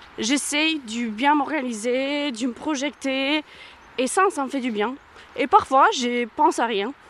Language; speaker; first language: French; non-native, fluent; Romanian